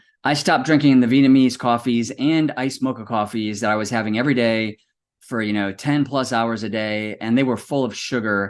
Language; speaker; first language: English; native; English